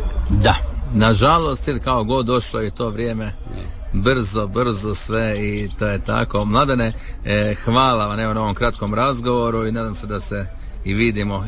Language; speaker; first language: Serbian; native; Serbian